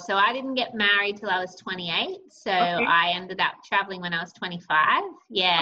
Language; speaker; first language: English; native; English